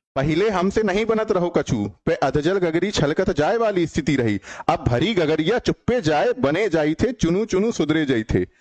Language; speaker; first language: Hindi; native; Hindi